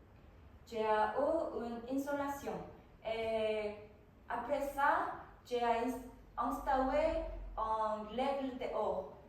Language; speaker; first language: French; non-native, learner; Korean